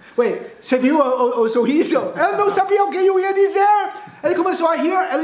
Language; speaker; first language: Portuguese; non-native, fluent; English